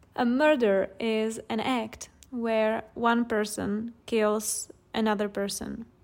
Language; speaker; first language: English; non-native, fluent; Czech